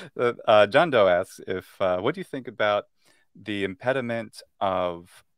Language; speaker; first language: English; native; English